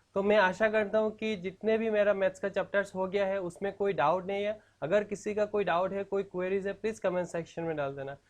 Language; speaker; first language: Hindi; non-native, local second language; Assamese